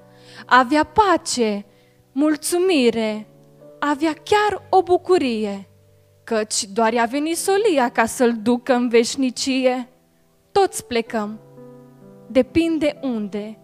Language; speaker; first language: Romanian; native; Romanian